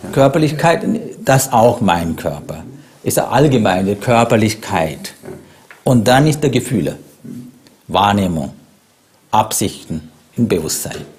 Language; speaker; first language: German; non-native, fluent; Sinhala